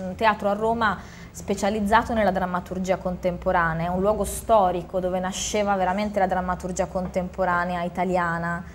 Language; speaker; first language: Italian; native; Italian